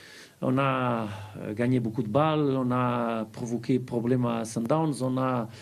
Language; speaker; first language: French; non-native, fluent; Portuguese